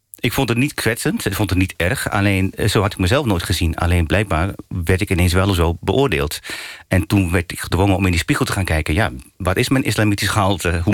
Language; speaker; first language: Dutch; early bilingual, other home language; Turkish